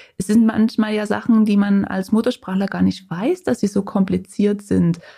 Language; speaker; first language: German; native; German